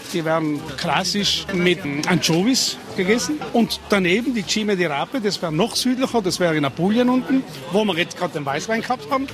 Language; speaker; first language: German; native; German